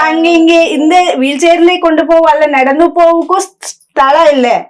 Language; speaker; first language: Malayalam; non-native, learner; Tamil